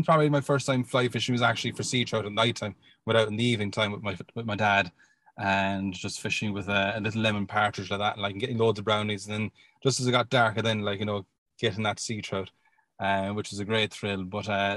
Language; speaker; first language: English; native; English